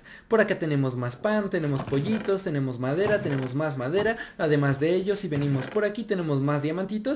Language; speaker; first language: Spanish; native; Spanish